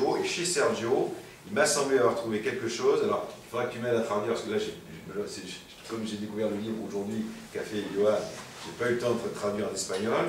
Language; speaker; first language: French; native; French